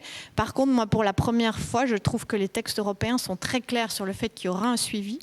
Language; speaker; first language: French; native; French